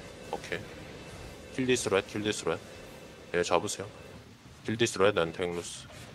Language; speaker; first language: Korean; native; Korean